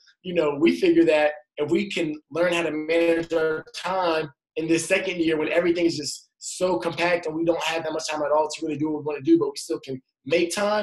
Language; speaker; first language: English; native; English